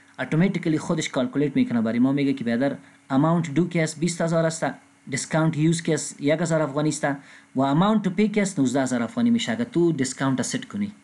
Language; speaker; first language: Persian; non-native, local second language; Pashto